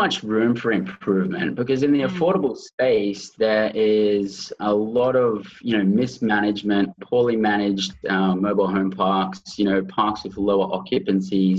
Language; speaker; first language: English; native; English